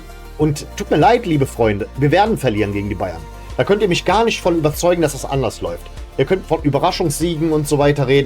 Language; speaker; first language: German; native; German